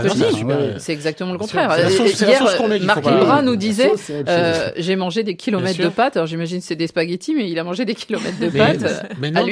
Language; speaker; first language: French; native; French